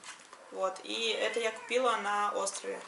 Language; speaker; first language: Russian; native; Russian